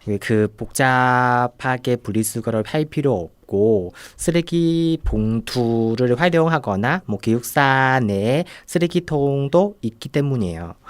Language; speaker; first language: Korean; non-native, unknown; Vietnamese